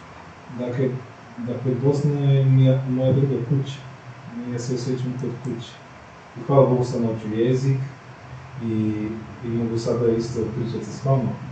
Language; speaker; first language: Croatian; non-native, fluent; Portuguese